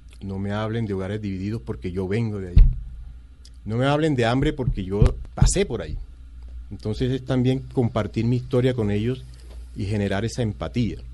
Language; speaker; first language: Spanish; native; Spanish